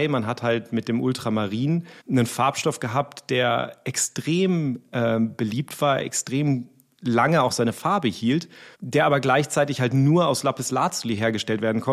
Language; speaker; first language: German; native; German